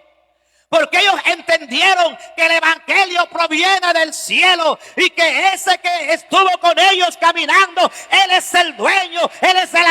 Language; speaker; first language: Spanish; native; Spanish